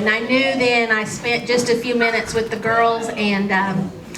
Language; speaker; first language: English; native; English